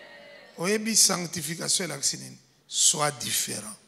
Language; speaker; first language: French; non-native, local second language; Lingala